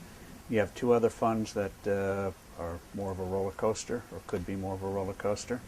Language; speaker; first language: English; native; English